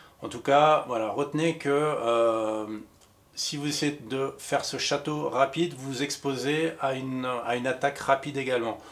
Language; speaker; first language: French; native; French